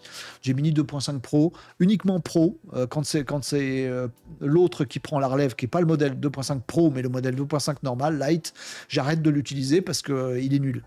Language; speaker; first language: French; native; French